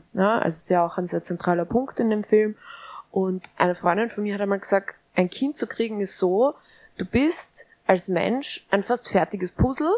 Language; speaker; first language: German; native; German